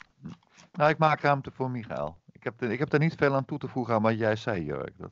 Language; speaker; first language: Dutch; native; Dutch